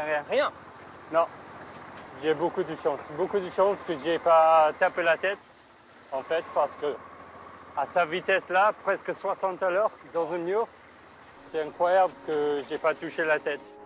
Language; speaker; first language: French; non-native, learner; English